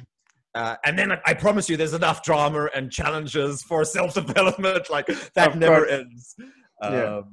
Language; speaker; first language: English; native; English